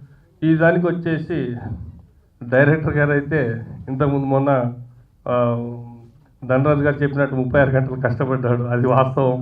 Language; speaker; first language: Telugu; native; Telugu